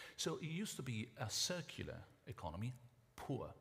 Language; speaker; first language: English; non-native, fluent; Italian